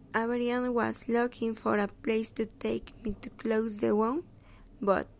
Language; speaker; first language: English; non-native, learner; Spanish